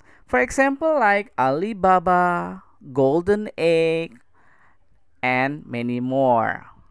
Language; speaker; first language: English; non-native, fluent; Indonesian